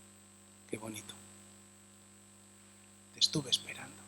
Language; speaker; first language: Spanish; native; Spanish